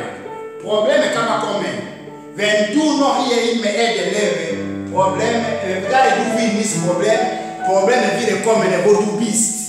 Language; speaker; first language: German; non-native, learner; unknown